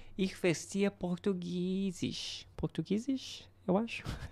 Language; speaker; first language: German; non-native, learner; Portuguese